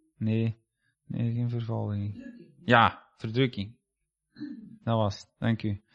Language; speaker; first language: Dutch; native; Dutch